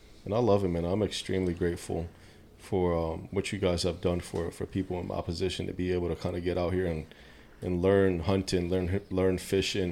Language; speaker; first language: English; native; English